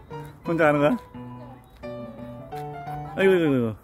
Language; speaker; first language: Korean; native; Korean